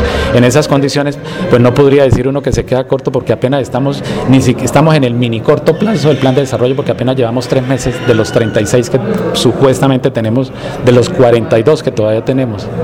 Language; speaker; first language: Spanish; native; Spanish